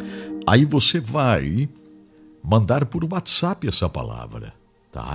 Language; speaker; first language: Portuguese; native; Portuguese